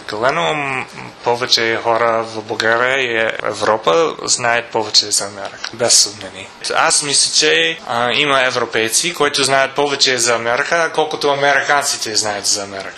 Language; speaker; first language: Bulgarian; non-native, learner; English